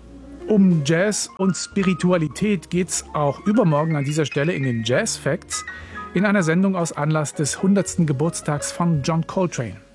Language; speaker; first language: German; native; German